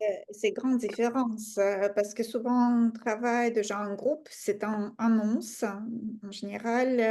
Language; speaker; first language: French; non-native, fluent; Russian